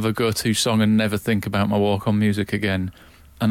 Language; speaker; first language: English; native; English